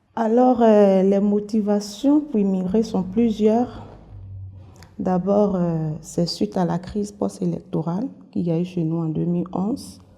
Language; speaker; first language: French; native; French